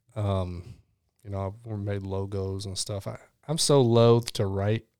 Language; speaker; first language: English; native; English